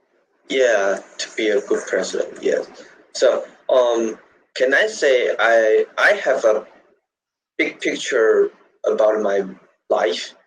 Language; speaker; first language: English; non-native, learner; Chinese